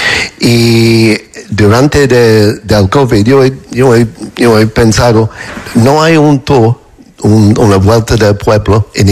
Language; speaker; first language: Spanish; non-native, fluent; English